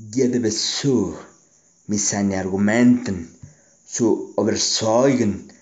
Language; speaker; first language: German; non-native, learner; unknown